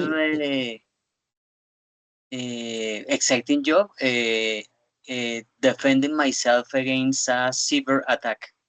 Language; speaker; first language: English; non-native, learner; Spanish